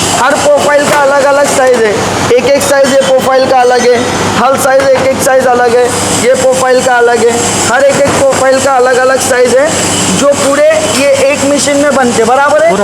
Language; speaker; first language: Hindi; native; Hindi